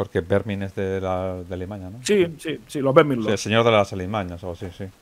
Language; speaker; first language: Spanish; native; Spanish